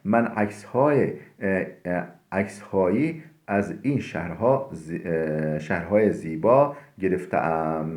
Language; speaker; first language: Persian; non-native, fluent; Turkish